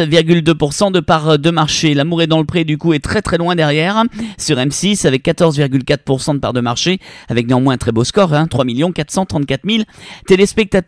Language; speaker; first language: French; native; French